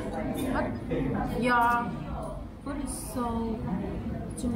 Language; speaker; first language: English; non-native, learner; Vietnamese